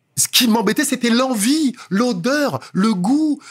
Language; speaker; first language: French; native; French